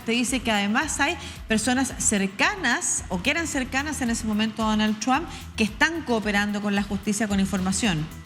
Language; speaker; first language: Spanish; native; Spanish